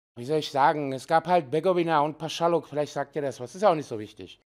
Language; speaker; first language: German; early bilingual, heritage; Serbian